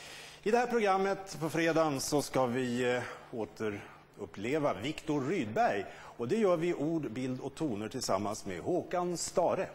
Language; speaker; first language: Swedish; native; Swedish